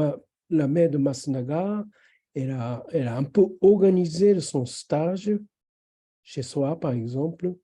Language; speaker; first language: French; non-native, fluent; Japanese